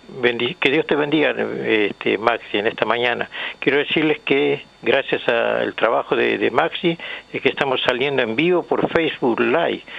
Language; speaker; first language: Spanish; native; Spanish